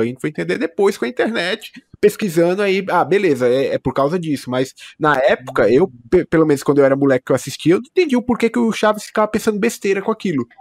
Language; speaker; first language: Portuguese; native; Portuguese